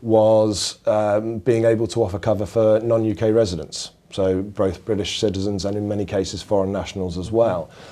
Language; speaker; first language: English; native; English